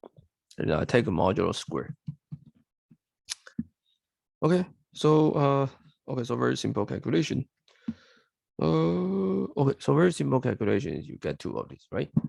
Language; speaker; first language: English; non-native, fluent; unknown